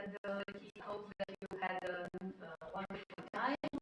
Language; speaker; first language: English; non-native, fluent; Romanian